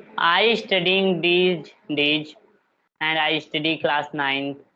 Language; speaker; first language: English; non-native, learner; Hindi